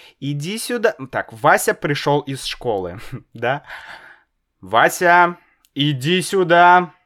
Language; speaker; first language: Russian; native; Russian